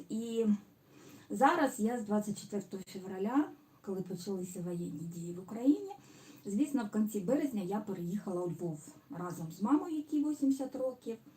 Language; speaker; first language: Ukrainian; non-native, local second language; Russian